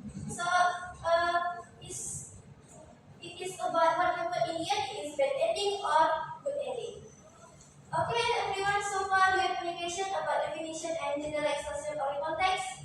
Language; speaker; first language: English; non-native, learner; Indonesian